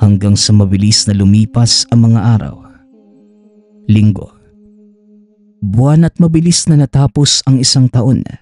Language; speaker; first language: Filipino; native; Filipino